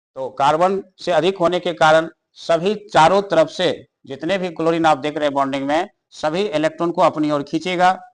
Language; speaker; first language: Hindi; native; Hindi